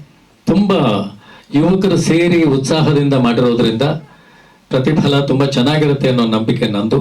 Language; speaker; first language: Kannada; native; Kannada